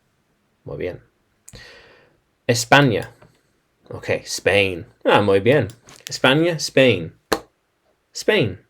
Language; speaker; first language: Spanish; non-native, learner; English